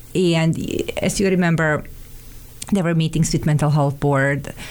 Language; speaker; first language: English; non-native, fluent; Serbian